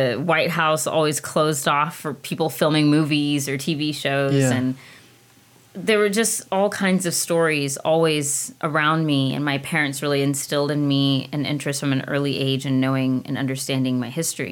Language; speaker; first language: English; native; English